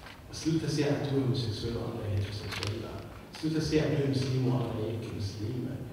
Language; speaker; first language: Swedish; non-native, fluent; Arabic